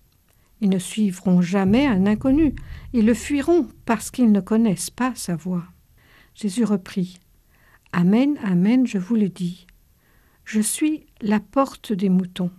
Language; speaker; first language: French; native; French